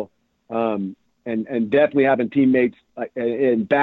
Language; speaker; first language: English; native; English